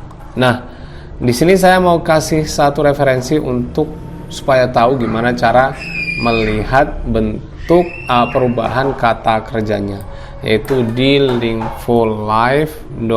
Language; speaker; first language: Indonesian; non-native, local second language; Javanese